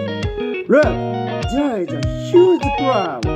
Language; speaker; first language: English; non-native, learner; Japanese